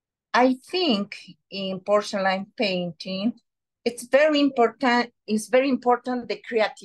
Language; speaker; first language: English; non-native, learner; Spanish